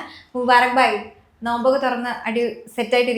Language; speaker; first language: Malayalam; native; Malayalam